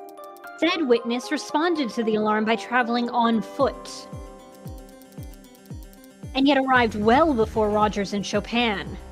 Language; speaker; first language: English; native; English